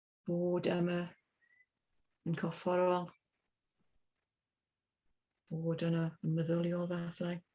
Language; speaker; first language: Welsh; non-native, learner; English